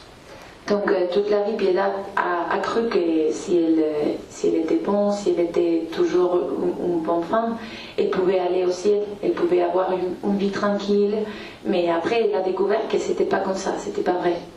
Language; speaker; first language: French; non-native, fluent; Spanish